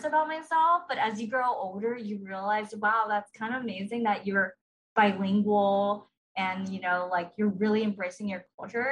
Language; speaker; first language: English; early bilingual, other home language; Iloko